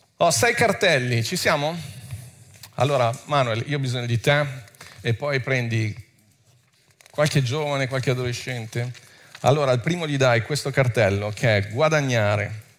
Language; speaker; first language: Italian; non-native, fluent; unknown